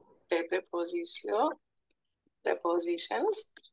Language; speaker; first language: French; non-native, fluent; Telugu